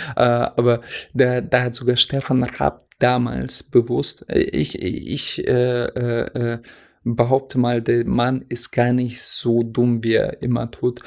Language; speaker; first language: German; non-native, fluent; Russian